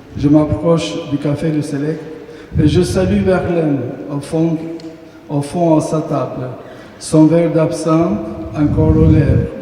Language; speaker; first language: French; non-native, fluent; Albanian